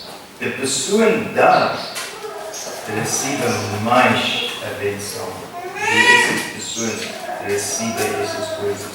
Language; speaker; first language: Portuguese; non-native, learner; English